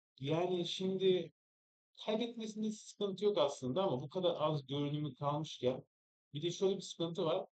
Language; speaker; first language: Turkish; native; Turkish